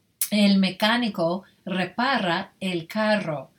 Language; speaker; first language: Spanish; non-native, fluent; English